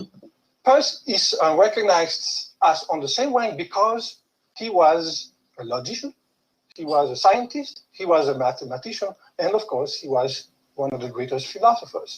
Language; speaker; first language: English; non-native, fluent; French